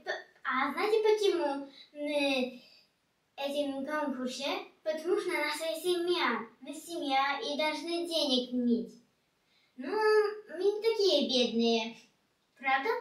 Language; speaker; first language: Russian; non-native, learner; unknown